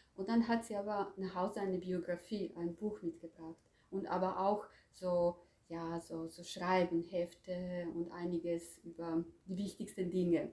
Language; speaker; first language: German; non-native, fluent; Croatian